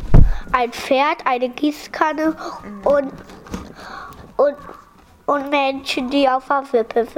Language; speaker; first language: German; early bilingual, other home language; Polish